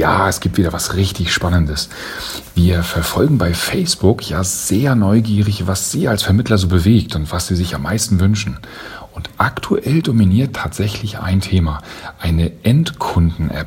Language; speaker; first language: German; native; German